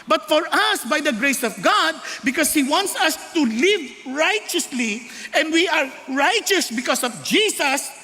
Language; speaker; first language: English; non-native, local second language; Filipino